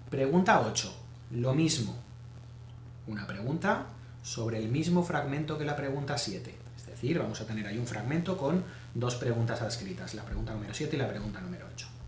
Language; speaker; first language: Spanish; native; Spanish